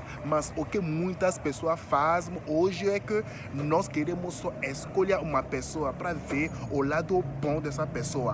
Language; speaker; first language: Portuguese; non-native, fluent; French